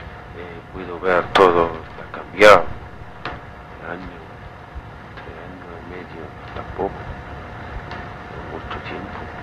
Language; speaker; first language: Spanish; non-native, learner; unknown